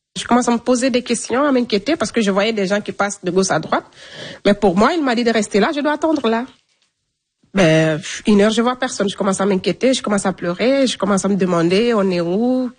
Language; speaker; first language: French; non-native, local second language; Fula